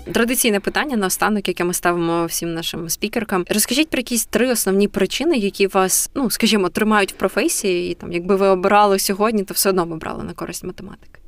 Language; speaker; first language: Ukrainian; native; Ukrainian